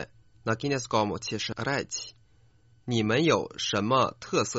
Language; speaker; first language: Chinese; non-native, learner; Croatian